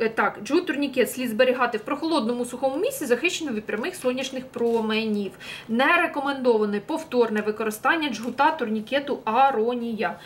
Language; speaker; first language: Ukrainian; non-native, local second language; Russian